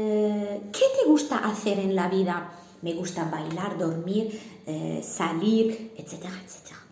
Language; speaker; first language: Spanish; non-native, fluent; Arabic